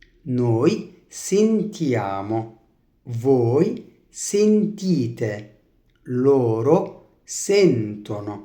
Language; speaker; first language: Italian; non-native, fluent; Arabic